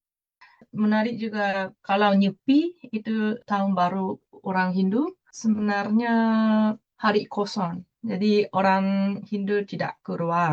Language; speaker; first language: Indonesian; non-native, fluent; Japanese